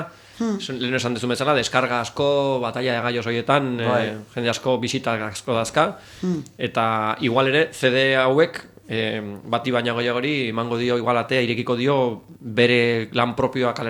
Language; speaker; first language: Basque; native; Basque